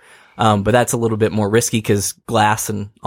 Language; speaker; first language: English; native; English